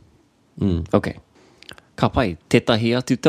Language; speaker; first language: Māori; non-native, local second language; English